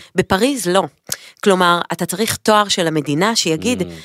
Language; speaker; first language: Hebrew; native; Hebrew